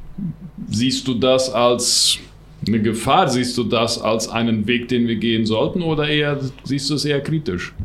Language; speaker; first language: German; non-native, local second language; Plautdietsch